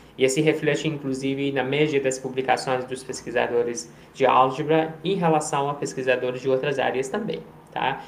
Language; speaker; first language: Portuguese; non-native, fluent; Persian